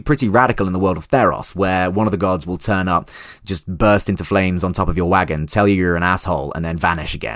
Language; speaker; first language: English; native; English